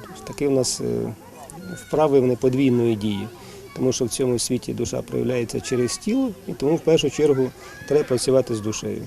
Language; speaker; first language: Ukrainian; non-native, local second language; Russian